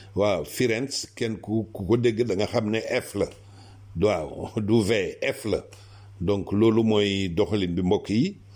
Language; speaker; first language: Wolof; non-native, local second language; Serer